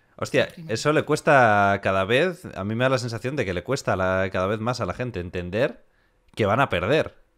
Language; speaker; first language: Spanish; native; Spanish